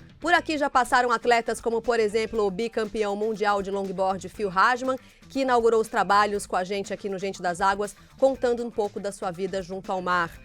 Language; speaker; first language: Portuguese; native; Portuguese